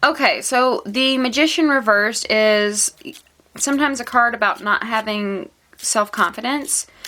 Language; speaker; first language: English; native; English